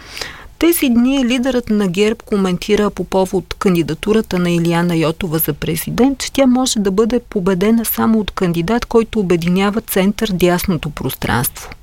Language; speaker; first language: Bulgarian; native; Bulgarian